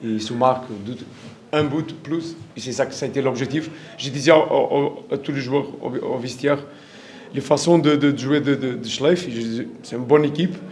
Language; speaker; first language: French; non-native, learner; Portuguese